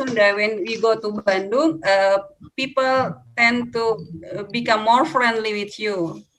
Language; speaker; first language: English; non-native, fluent; Indonesian